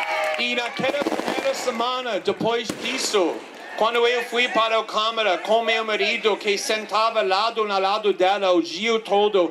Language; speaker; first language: Portuguese; non-native, fluent; English